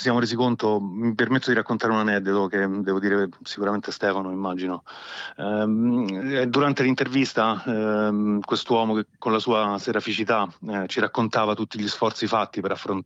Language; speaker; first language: Italian; native; Italian